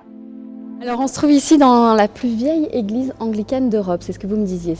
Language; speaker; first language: French; native; French